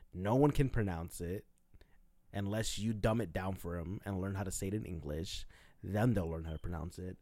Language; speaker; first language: English; early bilingual, other home language; Spanish